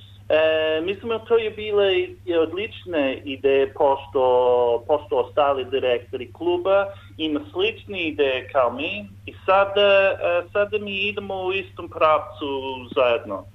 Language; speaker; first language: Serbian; non-native, learner; English